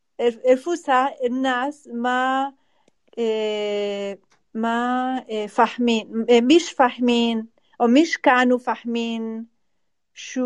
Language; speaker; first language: Arabic; non-native, learner; Spanish